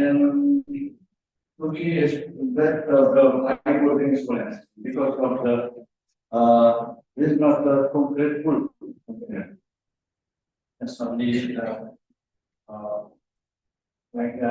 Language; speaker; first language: English; non-native, learner; Indonesian